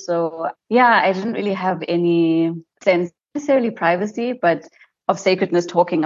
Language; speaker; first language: English; native; English